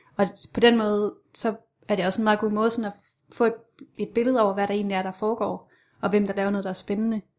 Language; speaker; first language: Danish; native; Danish